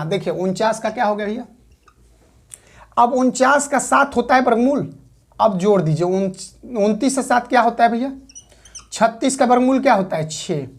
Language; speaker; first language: Hindi; native; Hindi